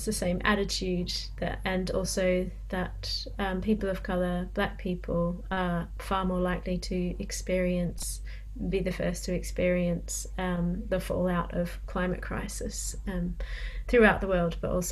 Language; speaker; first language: English; native; English